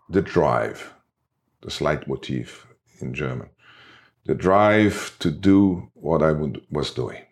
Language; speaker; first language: English; non-native, fluent; Portuguese